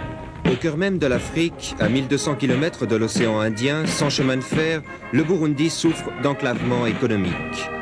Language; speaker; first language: French; native; French